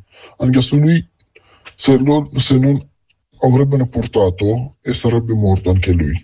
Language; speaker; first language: Italian; non-native, fluent; Arabic